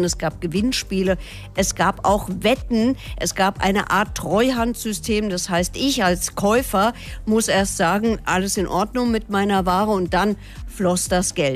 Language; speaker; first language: German; native; German